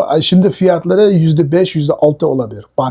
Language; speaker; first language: Turkish; non-native, learner; Uyghur